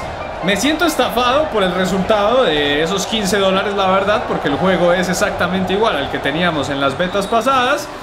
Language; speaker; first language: Spanish; native; Spanish